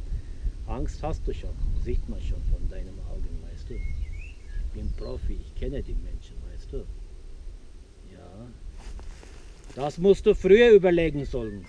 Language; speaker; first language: German; non-native, fluent; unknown